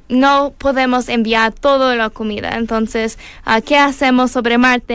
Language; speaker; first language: Spanish; non-native, learner; English